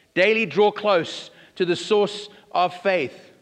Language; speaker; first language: English; native; English